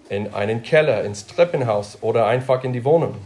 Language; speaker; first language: German; non-native, fluent; English